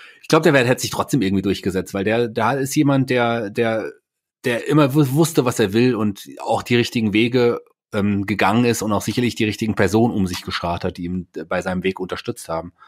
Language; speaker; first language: German; native; German